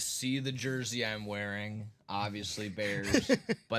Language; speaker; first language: English; native; English